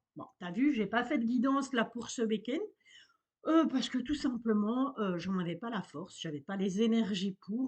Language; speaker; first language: French; native; French